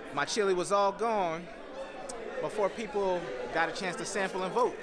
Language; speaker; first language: English; native; English